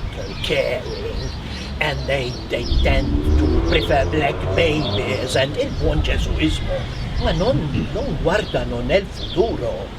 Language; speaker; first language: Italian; non-native, fluent; Maltese